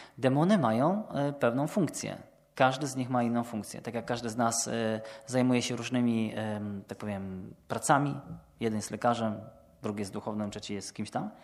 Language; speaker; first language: Polish; native; Polish